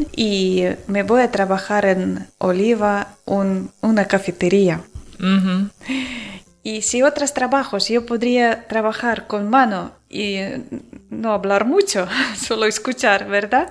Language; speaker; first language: Spanish; non-native, learner; Ukrainian